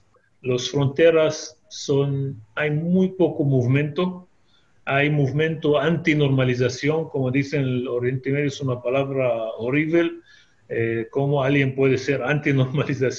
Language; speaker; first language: Spanish; non-native, fluent; Hebrew